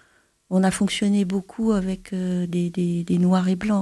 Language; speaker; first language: French; native; French